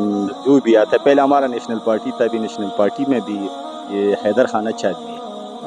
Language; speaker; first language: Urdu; non-native, local second language; Pashto